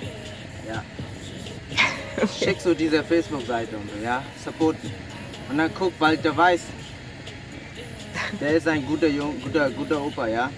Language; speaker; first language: German; non-native, fluent; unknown